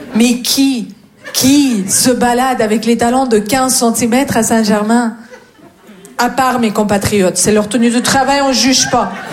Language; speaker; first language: French; non-native, fluent; Russian